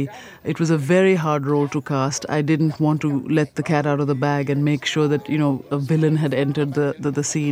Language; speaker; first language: English; non-native, local second language; Punjabi